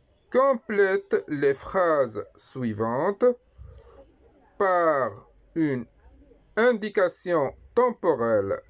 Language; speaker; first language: French; non-native, local second language; Arabic